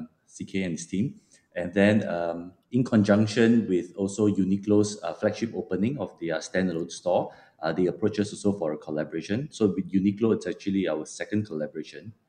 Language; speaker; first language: English; non-native, local second language; Min Nan Chinese